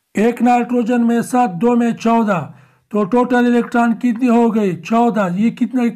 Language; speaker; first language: Urdu; non-native, local second language; Pashto